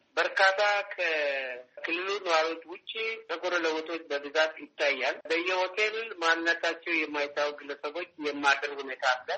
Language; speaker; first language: Amharic; non-native, local second language; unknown